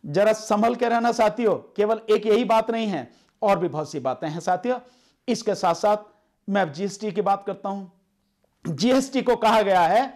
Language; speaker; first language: Hindi; native; Hindi